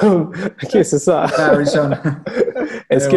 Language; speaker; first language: French; native; French